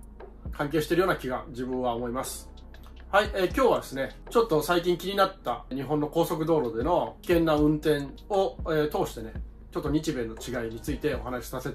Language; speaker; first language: Japanese; native; Japanese